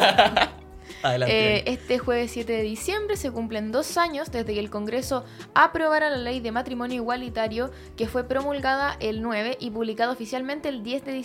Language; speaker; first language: Spanish; native; Spanish